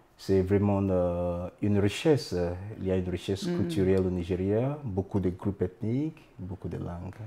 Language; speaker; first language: French; non-native, fluent; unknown